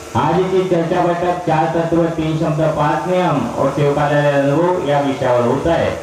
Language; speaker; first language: Hindi; non-native, local second language; Marathi